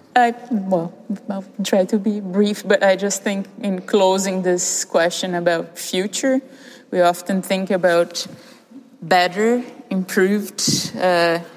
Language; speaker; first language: English; early bilingual, other home language; Portuguese